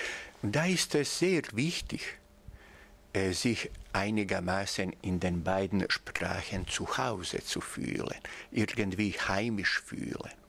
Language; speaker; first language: German; non-native, fluent; Bosnian